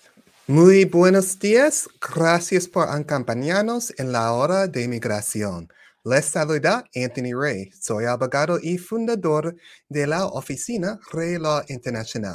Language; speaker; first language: Spanish; non-native, fluent; English